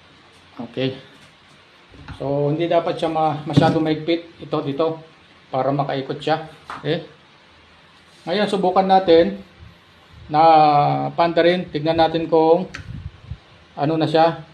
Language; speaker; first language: Filipino; native; Filipino